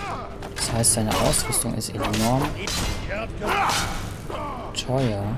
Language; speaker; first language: German; native; German